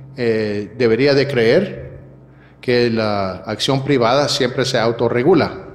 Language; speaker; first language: Spanish; early bilingual, heritage; Spanish